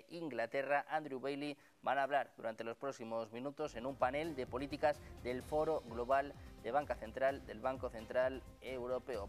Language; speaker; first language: Spanish; native; Spanish